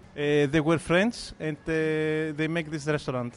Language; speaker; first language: English; non-native, fluent; Greek